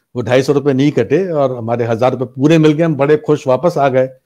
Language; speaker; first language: Hindi; native; Hindi